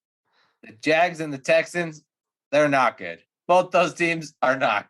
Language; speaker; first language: English; native; English